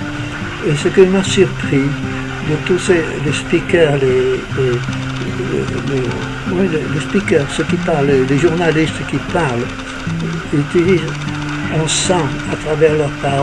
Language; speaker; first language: French; native; French